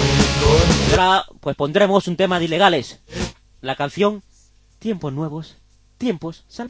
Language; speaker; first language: Spanish; native; Spanish